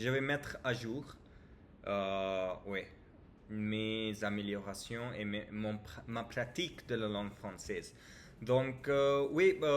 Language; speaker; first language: French; non-native, learner; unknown